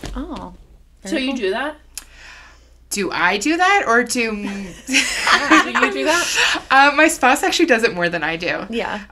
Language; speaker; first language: English; native; English